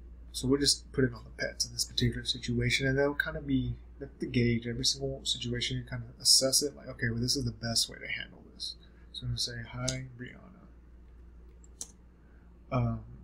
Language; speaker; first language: English; native; English